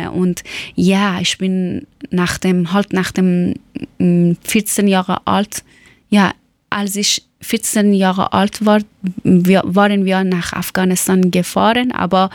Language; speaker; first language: German; non-native, fluent; Persian